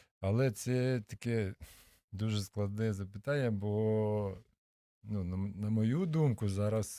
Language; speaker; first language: Ukrainian; non-native, local second language; Russian